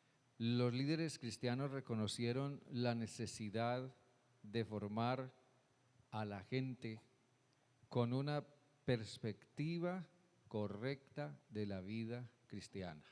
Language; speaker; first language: Spanish; native; Spanish